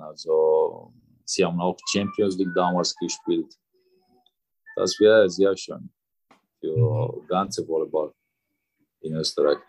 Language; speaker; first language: German; non-native, fluent; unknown